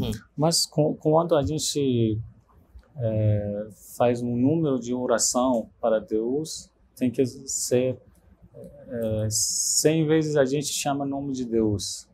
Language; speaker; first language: Portuguese; non-native, learner; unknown